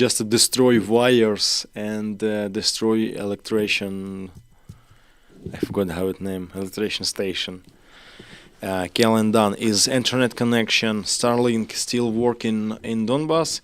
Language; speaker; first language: English; non-native, learner; Ukrainian